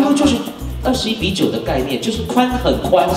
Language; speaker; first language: Chinese; native; Chinese